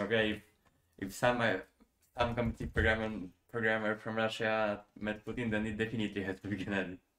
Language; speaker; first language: English; non-native, fluent; Polish